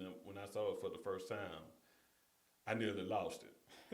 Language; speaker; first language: English; native; English